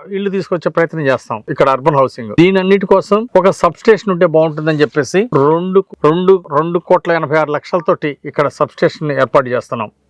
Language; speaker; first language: Telugu; native; Telugu